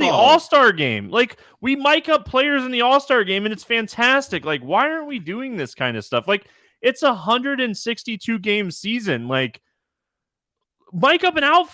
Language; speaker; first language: English; native; English